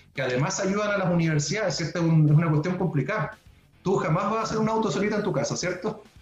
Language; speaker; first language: Spanish; native; Spanish